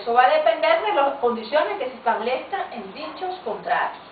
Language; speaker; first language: Spanish; native; Spanish